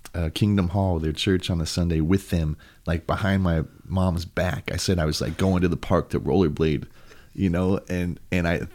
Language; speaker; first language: English; native; English